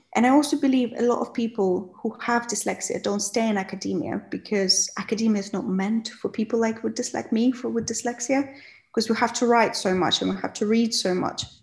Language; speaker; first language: English; non-native, fluent; Russian